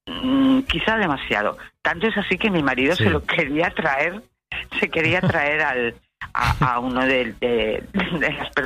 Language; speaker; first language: Spanish; native; Spanish